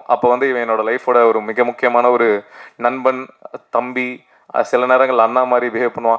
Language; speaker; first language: Tamil; native; Tamil